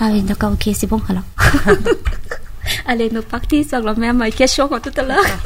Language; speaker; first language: French; non-native, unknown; Thai